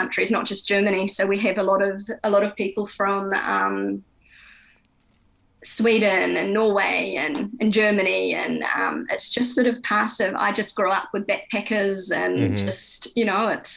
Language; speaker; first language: English; native; English